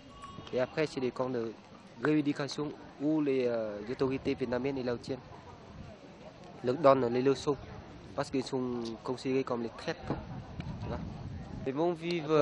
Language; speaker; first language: French; non-native, fluent; Vietnamese